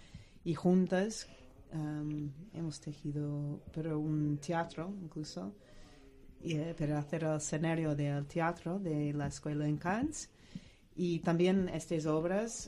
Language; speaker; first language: Spanish; non-native, fluent; English